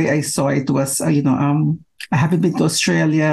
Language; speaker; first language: English; non-native, local second language; Filipino